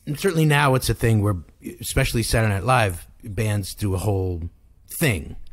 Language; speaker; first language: English; native; English